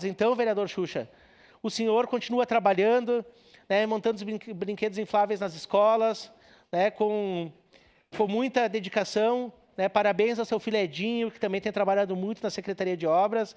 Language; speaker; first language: Portuguese; native; Portuguese